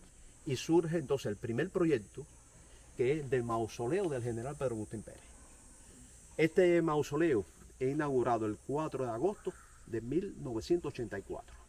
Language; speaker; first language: Spanish; native; Spanish